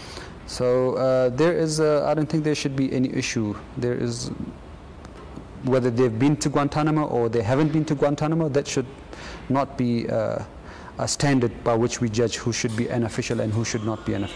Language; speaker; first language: English; non-native, fluent; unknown